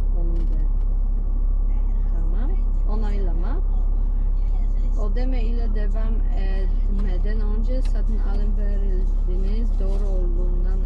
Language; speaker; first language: Turkish; non-native, learner; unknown